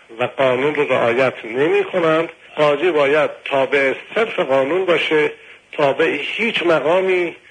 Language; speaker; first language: Persian; native; Persian